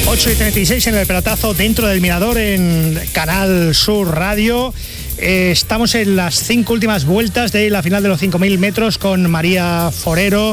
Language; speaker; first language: Spanish; native; Spanish